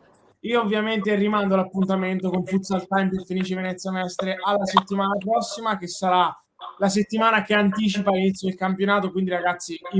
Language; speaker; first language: Italian; native; Italian